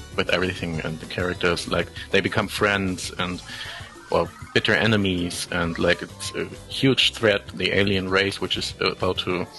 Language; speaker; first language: English; non-native, fluent; German